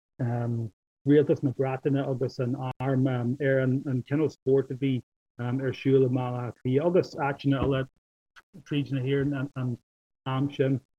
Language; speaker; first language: Irish; non-native, local second language; English